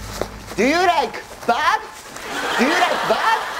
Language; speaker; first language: English; non-native, learner; Japanese